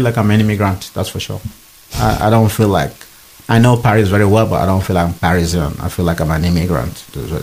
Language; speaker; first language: English; non-native, local second language; Igbo